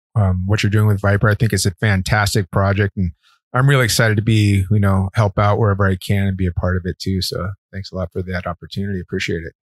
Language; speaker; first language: English; native; English